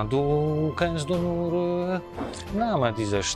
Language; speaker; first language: German; non-native, learner; Polish